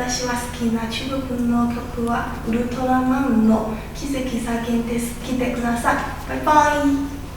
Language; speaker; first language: Japanese; non-native, learner; Chinese